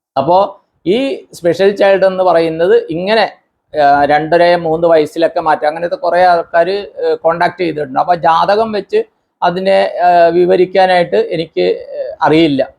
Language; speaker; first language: Malayalam; non-native, local second language; Konkani